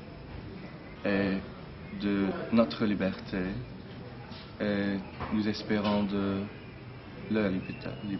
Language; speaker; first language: French; non-native, learner; English